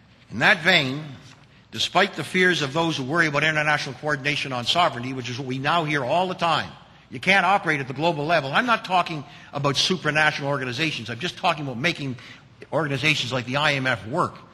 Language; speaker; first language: English; native; English